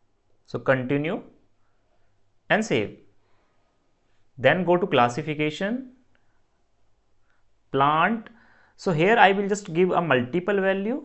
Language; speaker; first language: English; non-native, local second language; Hindi